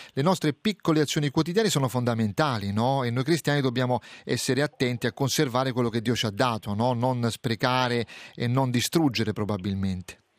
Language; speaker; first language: Italian; native; Italian